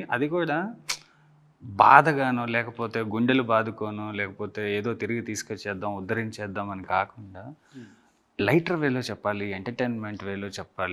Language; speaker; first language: Telugu; native; Telugu